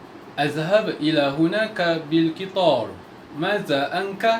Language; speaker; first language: Arabic; non-native, learner; Malay